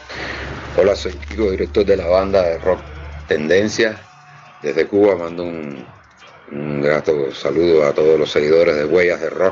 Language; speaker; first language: Spanish; native; Spanish